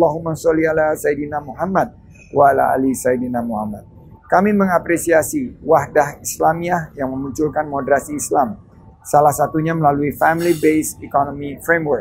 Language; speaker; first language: Indonesian; native; Indonesian